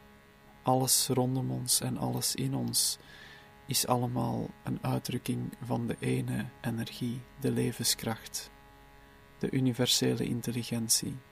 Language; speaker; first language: Dutch; native; Dutch